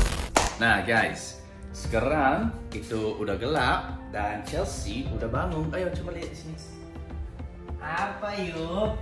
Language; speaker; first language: Indonesian; non-native, learner; English